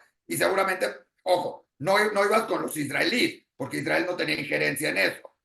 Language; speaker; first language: Spanish; native; Spanish